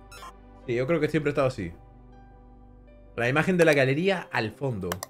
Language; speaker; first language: Spanish; native; Spanish